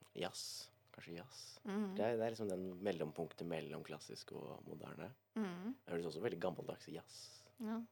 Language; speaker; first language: Norwegian; native; Norwegian